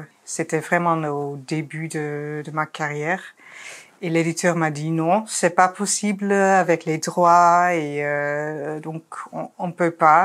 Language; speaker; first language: French; non-native, fluent; Dutch